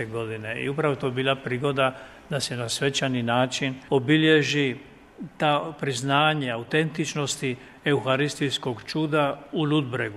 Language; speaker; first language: Croatian; native; Croatian